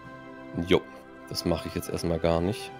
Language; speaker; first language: German; native; German